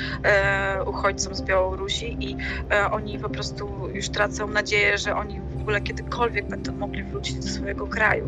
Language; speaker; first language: Polish; non-native, fluent; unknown